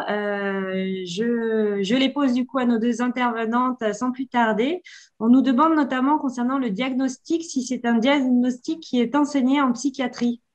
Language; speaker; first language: French; native; French